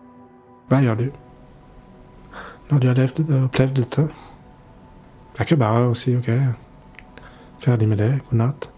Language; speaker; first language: Norwegian; non-native, fluent; French